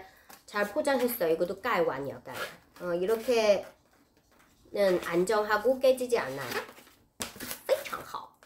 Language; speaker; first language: Korean; non-native, fluent; Chinese